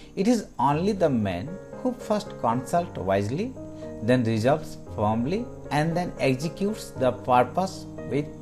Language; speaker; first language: English; non-native, local second language; Bangla